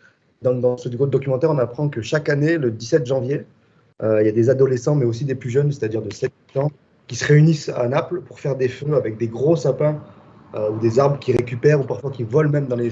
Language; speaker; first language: French; native; French